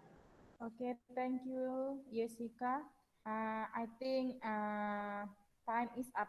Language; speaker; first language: English; non-native, learner; Indonesian